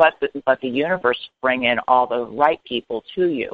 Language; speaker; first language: English; native; English